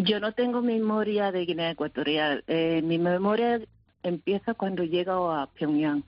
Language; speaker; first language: Spanish; early bilingual, heritage; Spanish